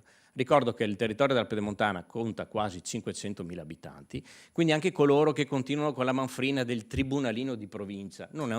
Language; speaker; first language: Italian; native; Italian